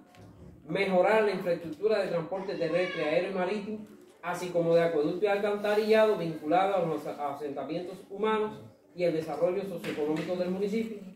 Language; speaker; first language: Spanish; native; Spanish